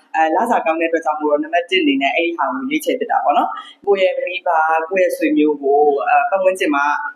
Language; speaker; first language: Burmese; native; Burmese